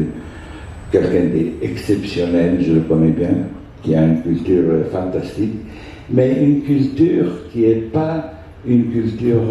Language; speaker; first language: French; non-native, fluent; Italian